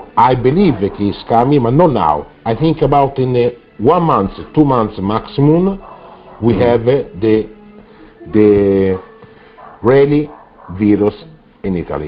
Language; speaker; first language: English; non-native, learner; Italian